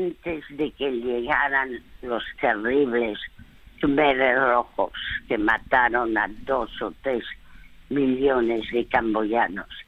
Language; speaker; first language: Spanish; early bilingual, other home language; French